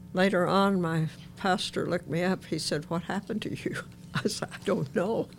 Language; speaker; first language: English; native; English